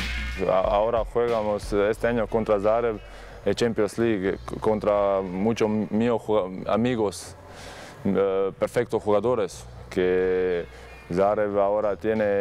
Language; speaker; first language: Spanish; non-native, learner; Croatian